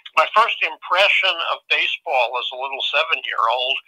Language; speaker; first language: English; native; English